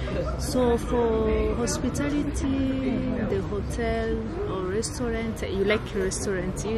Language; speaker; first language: English; non-native, local second language; Kinyarwanda